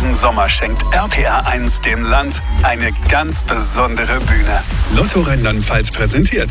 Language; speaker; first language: German; native; German